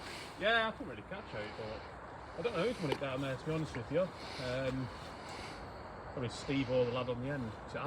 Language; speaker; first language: English; native; English